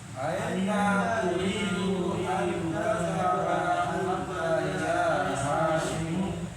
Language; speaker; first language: Arabic; non-native, learner; Indonesian